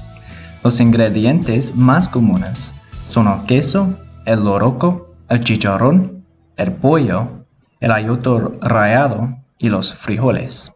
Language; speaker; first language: Spanish; non-native, learner; English